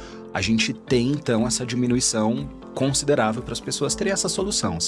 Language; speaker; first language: Portuguese; native; Portuguese